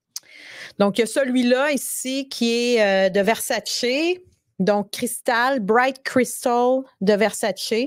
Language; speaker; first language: French; native; French